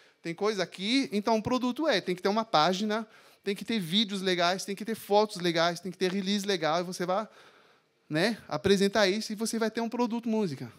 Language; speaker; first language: Portuguese; non-native, fluent; French